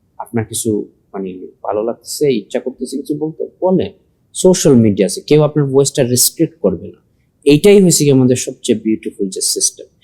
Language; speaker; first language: Bangla; early bilingual, heritage; Sylheti